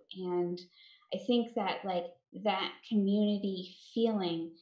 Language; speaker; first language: English; native; English